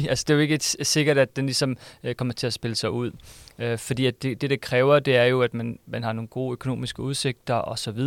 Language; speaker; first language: Danish; native; Danish